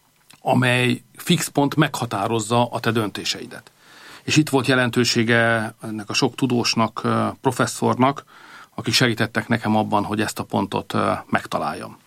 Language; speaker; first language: Hungarian; native; Hungarian